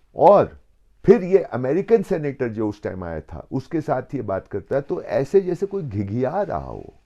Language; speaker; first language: Hindi; native; Hindi